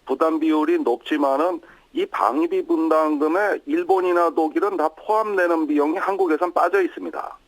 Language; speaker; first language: Korean; native; Korean